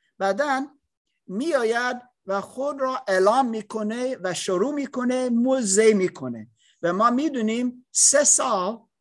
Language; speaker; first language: Persian; non-native, learner; English